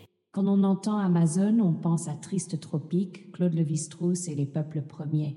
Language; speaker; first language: French; native; French